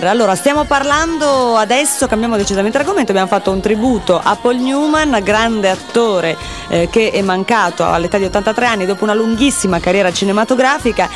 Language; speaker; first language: Italian; native; Italian